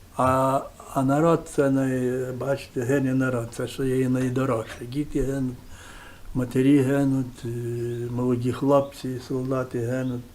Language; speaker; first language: Ukrainian; native; Ukrainian